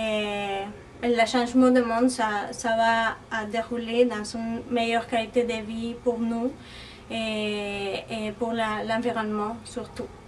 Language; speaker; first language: French; non-native, fluent; Spanish